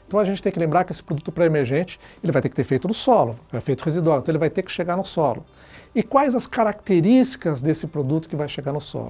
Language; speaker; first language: Portuguese; native; Portuguese